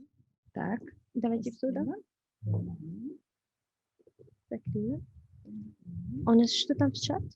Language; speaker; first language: Russian; non-native, learner; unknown